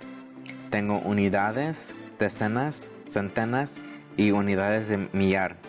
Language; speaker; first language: Spanish; early bilingual, heritage; Spanish